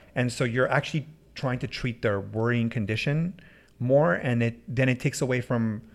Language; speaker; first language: English; early bilingual, other home language; Persian